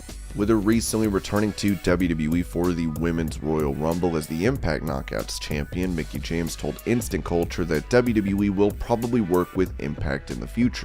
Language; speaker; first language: English; native; English